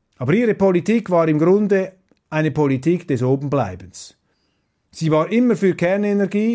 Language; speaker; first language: German; non-native, local second language; Swiss German